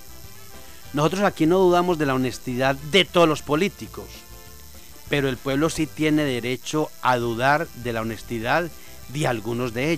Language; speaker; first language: Spanish; native; Spanish